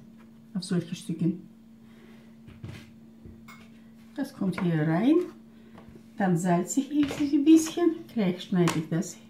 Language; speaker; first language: German; non-native, fluent; Russian